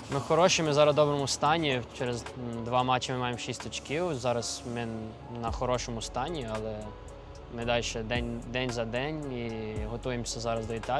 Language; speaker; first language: Ukrainian; early bilingual, other home language; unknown